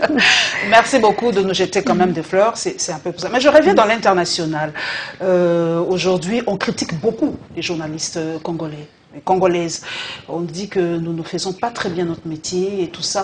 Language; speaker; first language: French; non-native, local second language; Lingala